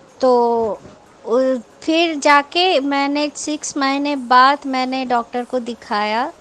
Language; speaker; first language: Hindi; non-native, local second language; Bangla